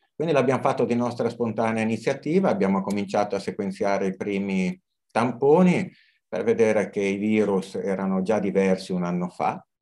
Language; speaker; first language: Italian; native; Italian